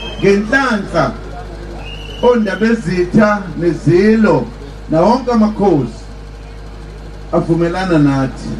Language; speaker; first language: Zulu; native; Zulu